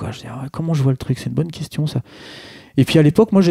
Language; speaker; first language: French; native; French